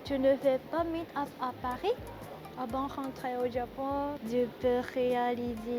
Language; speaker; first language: French; non-native, learner; Japanese